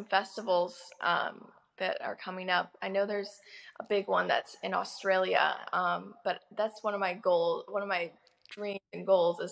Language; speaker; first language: English; native; English